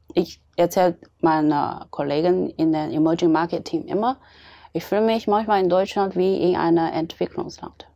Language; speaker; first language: German; non-native, fluent; Chinese